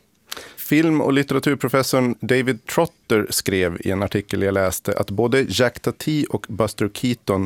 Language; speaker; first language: Swedish; native; Swedish